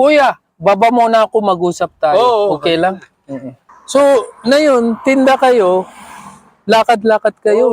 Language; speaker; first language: Filipino; non-native, learner; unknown